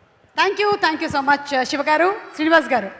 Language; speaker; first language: Telugu; native; Telugu